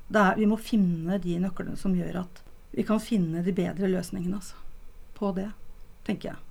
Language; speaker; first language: Norwegian; native; Norwegian